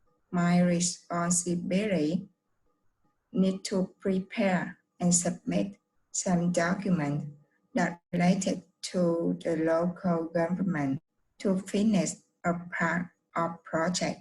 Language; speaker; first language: English; non-native, learner; Vietnamese